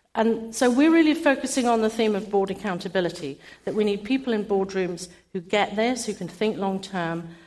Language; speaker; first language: English; native; English